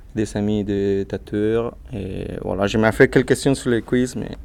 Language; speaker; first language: French; non-native, learner; Spanish